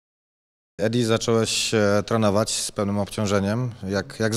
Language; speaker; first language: Polish; native; Polish